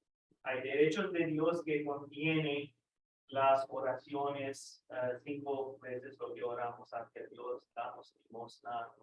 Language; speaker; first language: Spanish; non-native, fluent; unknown